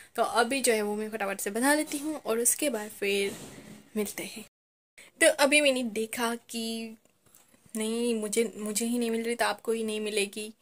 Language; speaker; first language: Hindi; non-native, local second language; Gujarati